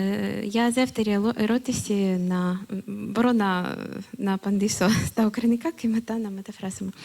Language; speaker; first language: Greek; non-native, fluent; Ukrainian